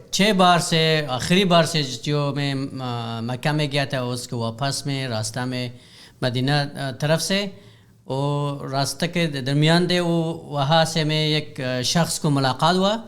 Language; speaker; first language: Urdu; non-native, learner; Hazaragi